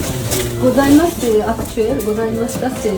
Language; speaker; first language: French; non-native, fluent; Japanese